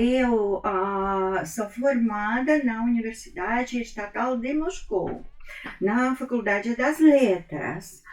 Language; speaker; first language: Portuguese; non-native, fluent; Russian